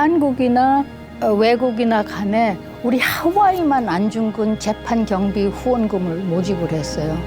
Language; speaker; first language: Korean; native; Korean